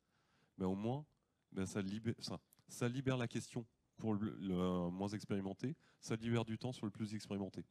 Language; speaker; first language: French; native; French